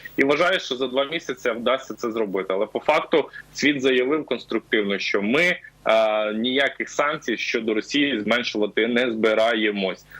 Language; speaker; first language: Ukrainian; native; Ukrainian